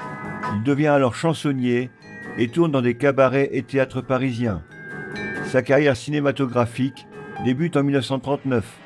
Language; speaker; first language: French; native; French